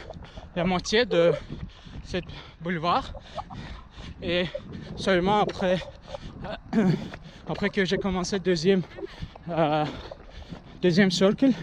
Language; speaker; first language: French; non-native, learner; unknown